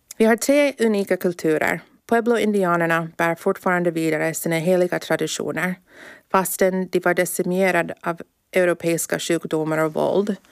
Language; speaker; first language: Swedish; non-native, fluent; English